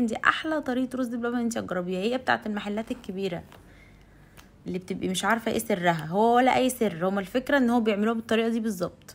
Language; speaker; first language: Arabic; native; Arabic